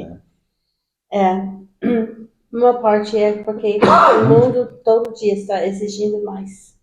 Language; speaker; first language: Portuguese; non-native, fluent; English